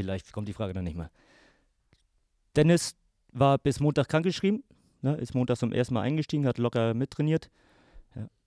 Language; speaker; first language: German; native; German